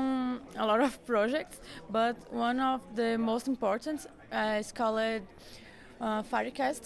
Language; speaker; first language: English; non-native, fluent; Portuguese